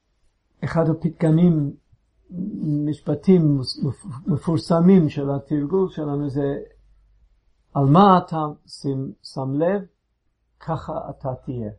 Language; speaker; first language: Hebrew; non-native, fluent; English